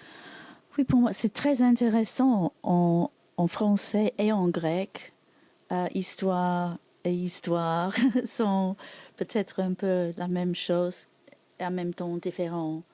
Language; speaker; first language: French; non-native, learner; English